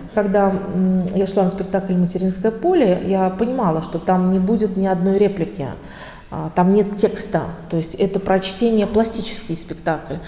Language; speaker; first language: Russian; native; Russian